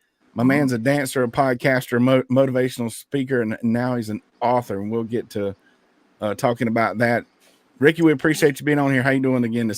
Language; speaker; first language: English; native; English